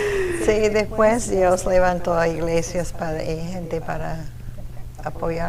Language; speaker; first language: Spanish; non-native, fluent; English